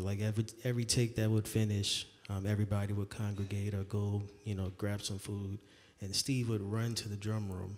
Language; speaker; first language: English; native; English